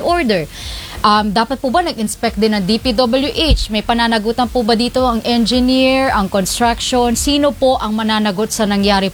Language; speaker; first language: Filipino; native; Filipino